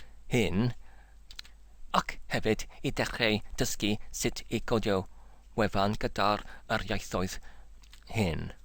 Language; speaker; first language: Welsh; non-native, learner; English